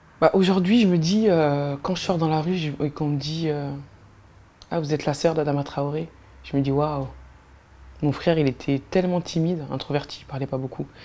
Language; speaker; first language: French; native; French